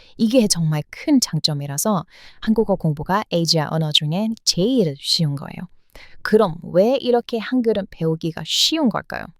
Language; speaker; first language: Korean; non-native, fluent; English